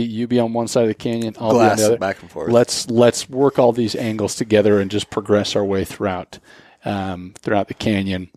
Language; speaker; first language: English; native; English